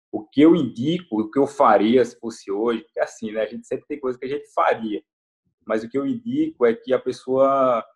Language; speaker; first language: Portuguese; native; Portuguese